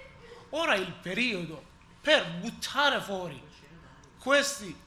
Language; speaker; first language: Italian; non-native, learner; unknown